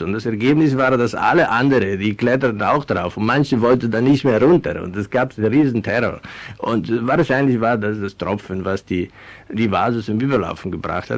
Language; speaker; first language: German; non-native, fluent; Venetian